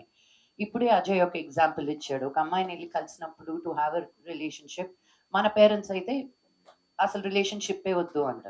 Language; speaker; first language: Telugu; native; Telugu